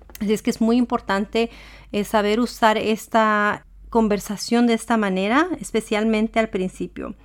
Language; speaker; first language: Spanish; early bilingual, heritage; Spanish